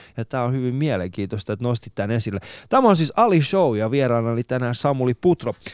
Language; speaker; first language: Finnish; early bilingual, other home language; Persian